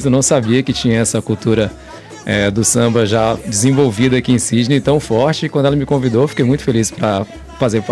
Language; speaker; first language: Portuguese; native; Portuguese